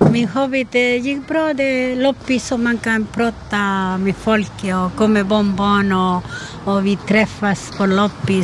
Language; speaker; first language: Swedish; non-native, learner; Spanish